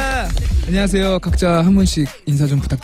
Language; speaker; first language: Korean; native; Korean